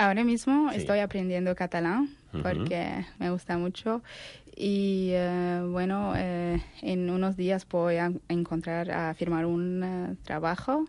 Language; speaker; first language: Spanish; non-native, learner; Arabic